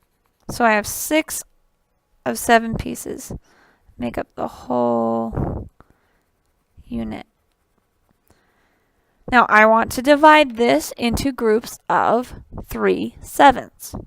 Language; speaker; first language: English; native; English